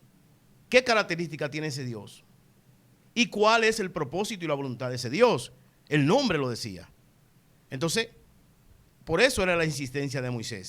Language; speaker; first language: Spanish; native; Spanish